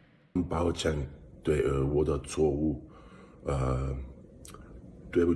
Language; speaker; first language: Chinese; non-native, learner; English